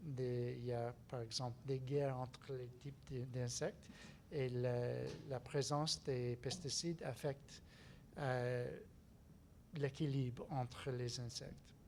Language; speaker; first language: French; non-native, learner; English